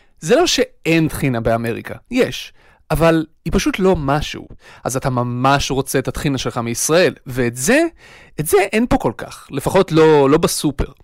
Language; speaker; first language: Hebrew; native; Hebrew